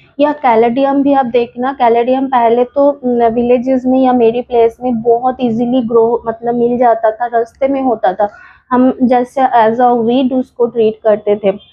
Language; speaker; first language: Hindi; non-native, local second language; Bangla